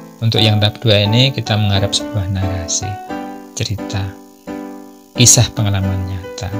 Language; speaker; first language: Indonesian; non-native, local second language; Javanese